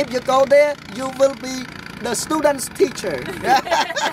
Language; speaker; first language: English; non-native, fluent; Khmer